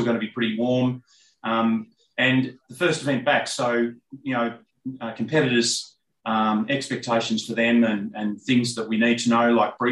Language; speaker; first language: English; native; English